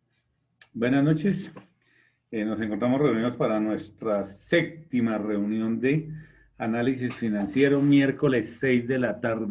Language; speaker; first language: Spanish; native; Spanish